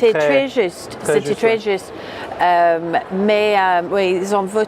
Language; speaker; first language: French; non-native, fluent; English